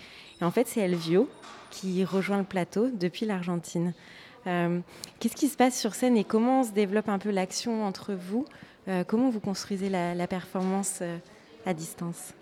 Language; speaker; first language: French; native; French